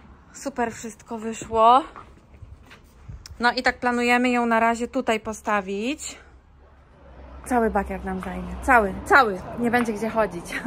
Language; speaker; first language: Polish; native; Polish